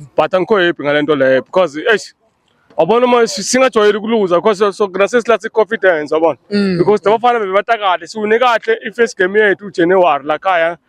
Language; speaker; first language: Zulu; non-native, local second language; Swati